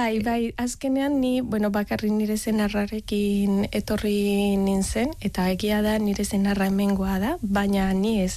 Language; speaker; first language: Basque; non-native, learner; Spanish